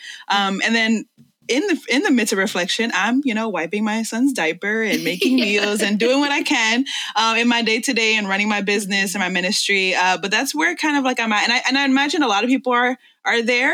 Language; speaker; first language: English; early bilingual, other home language; Spanish